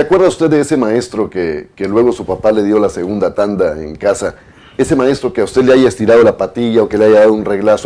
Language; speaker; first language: Spanish; native; Spanish